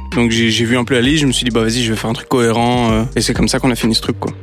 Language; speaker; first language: French; native; French